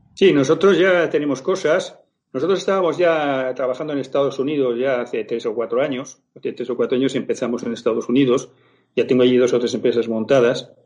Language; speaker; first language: Spanish; native; Spanish